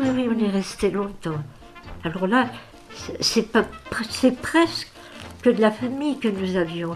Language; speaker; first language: French; native; French